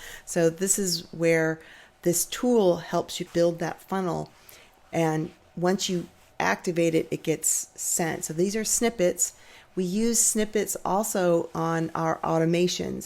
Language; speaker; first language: English; native; English